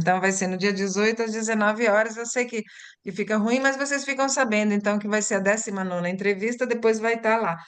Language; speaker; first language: Portuguese; early bilingual, other home language; Italian